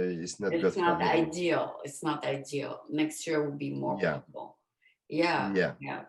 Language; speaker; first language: English; non-native, fluent; French